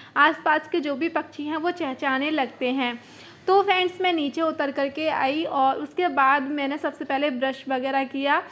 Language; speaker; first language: Hindi; native; Hindi